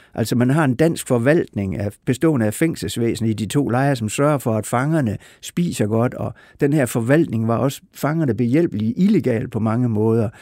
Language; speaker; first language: Danish; native; Danish